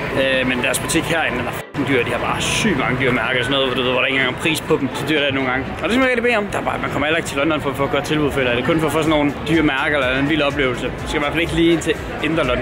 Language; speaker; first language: Danish; native; Danish